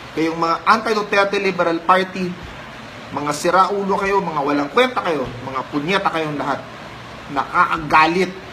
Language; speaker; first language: Filipino; native; Filipino